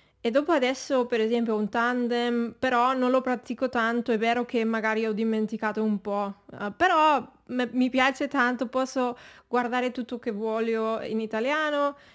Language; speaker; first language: Italian; non-native, learner; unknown